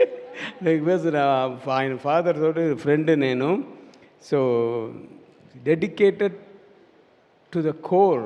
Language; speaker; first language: Telugu; non-native, learner; Tamil